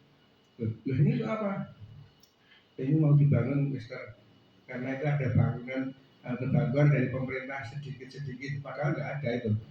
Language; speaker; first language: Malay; non-native, local second language; Javanese